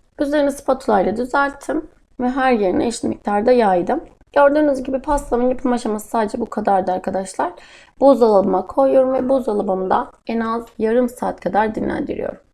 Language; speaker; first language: Turkish; native; Turkish